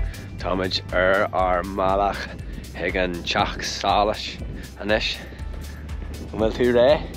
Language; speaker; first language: Irish; non-native, local second language; English